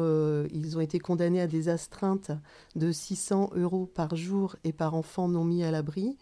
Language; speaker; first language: French; native; French